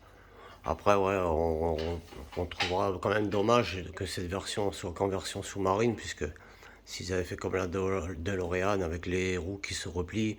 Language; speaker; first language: French; native; French